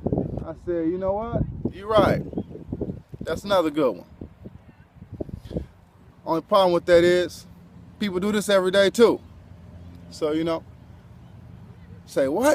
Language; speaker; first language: English; native; English